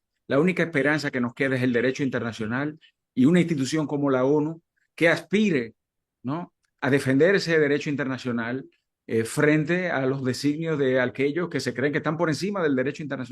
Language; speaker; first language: Spanish; native; Spanish